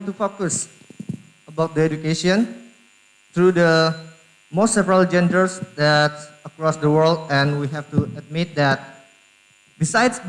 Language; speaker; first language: English; non-native, learner; Indonesian